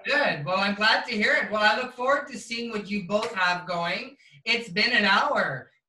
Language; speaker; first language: English; native; English